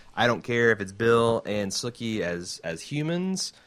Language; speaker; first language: English; native; English